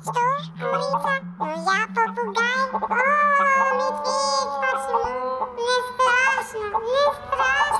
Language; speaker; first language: Russian; non-native, learner; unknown